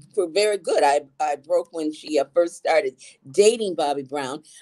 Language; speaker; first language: English; native; English